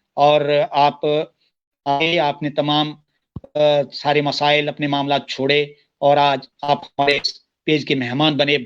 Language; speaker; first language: Urdu; non-native, local second language; Kashmiri